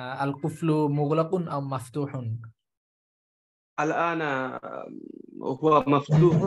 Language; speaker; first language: Arabic; non-native, fluent; Bangla